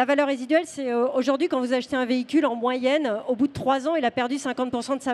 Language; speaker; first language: French; native; French